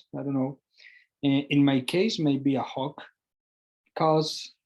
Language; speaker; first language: English; non-native, fluent; Spanish